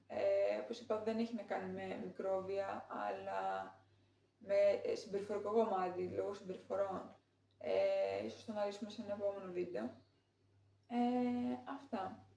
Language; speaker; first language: Greek; native; Greek